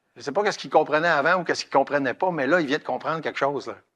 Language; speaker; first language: French; native; French